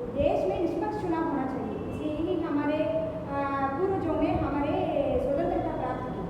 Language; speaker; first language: Hindi; non-native, local second language; Tamil